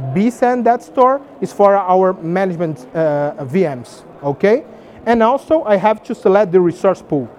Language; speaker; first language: English; non-native, fluent; Portuguese